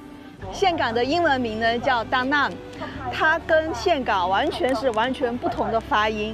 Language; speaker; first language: Chinese; native; Chinese